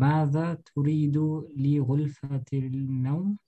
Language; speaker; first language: Arabic; non-native, learner; German